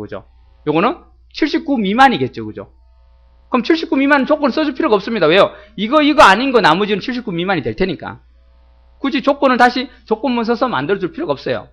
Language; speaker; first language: Korean; native; Korean